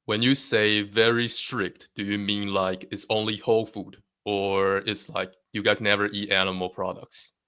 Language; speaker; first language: English; non-native, fluent; Chinese